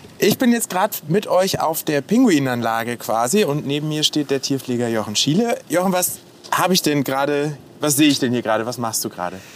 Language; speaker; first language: German; native; German